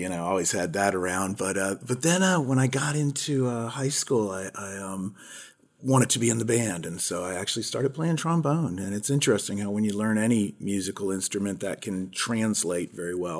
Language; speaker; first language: English; native; English